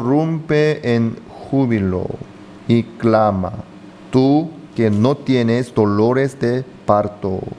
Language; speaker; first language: Spanish; non-native, fluent; Korean